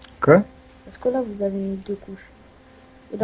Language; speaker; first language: French; native; French